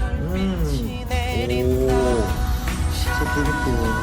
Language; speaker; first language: English; non-native, learner; Korean